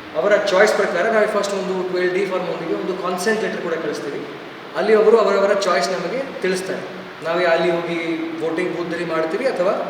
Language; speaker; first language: Kannada; non-native, fluent; Odia